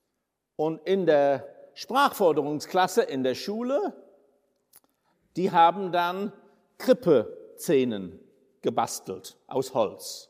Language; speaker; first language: German; non-native, fluent; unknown